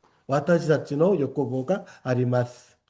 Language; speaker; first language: Japanese; non-native, fluent; Korean